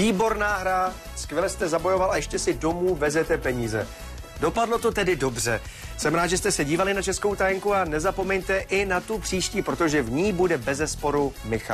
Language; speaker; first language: Czech; native; Czech